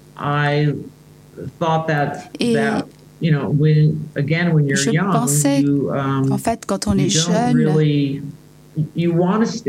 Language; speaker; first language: French; non-native, learner; English